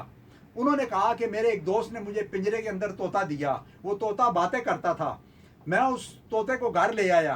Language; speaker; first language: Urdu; non-native, local second language; Punjabi